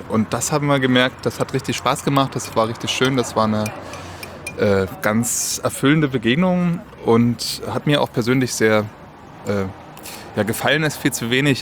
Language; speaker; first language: German; native; German